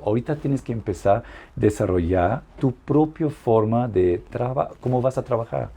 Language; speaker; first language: Spanish; non-native, fluent; German